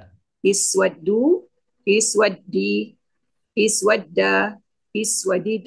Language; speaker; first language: Arabic; non-native, learner; Indonesian